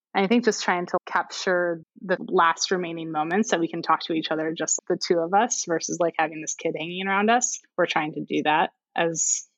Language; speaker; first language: English; native; English